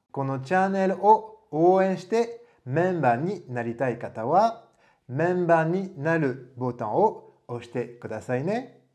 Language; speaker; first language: Japanese; non-native, fluent; French